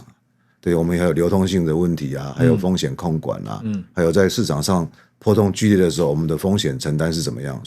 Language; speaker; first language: Chinese; native; Chinese